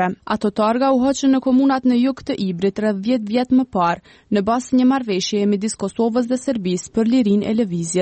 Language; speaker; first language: Albanian; native; Albanian